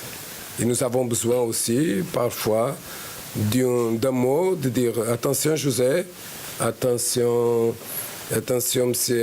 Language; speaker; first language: French; non-native, fluent; Portuguese